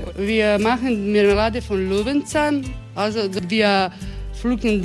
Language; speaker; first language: German; non-native, learner; Croatian